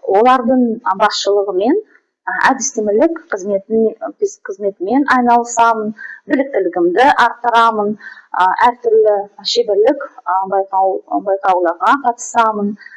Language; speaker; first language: Kazakh; non-native, local second language; Russian